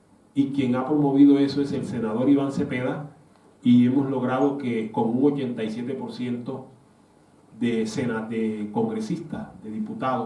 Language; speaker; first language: Spanish; native; Spanish